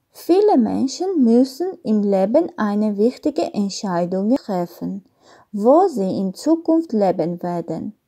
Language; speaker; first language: German; non-native, learner; Armenian